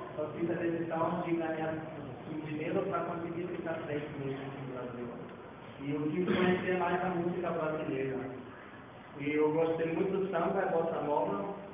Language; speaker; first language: Portuguese; non-native, fluent; German